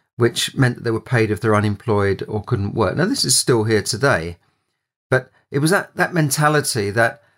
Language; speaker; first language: English; native; English